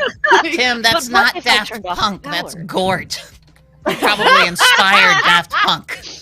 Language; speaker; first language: English; native; English